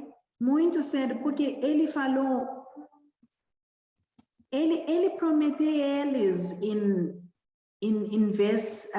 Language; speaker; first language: Portuguese; non-native, learner; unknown